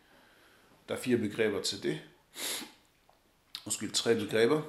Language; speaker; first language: Danish; early bilingual, other home language; Arabic